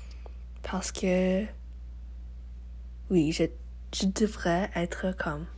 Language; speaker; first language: French; non-native, learner; English